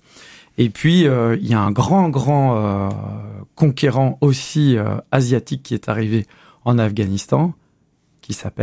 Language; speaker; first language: French; native; French